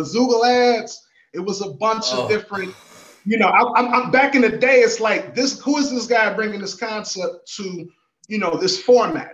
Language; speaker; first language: English; native; English